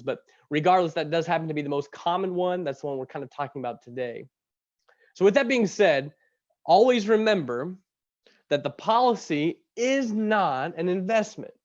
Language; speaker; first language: English; native; English